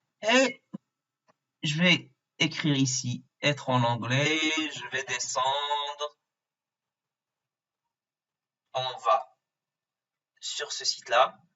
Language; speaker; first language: French; non-native, fluent; Arabic